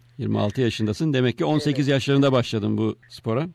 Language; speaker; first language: Turkish; native; Turkish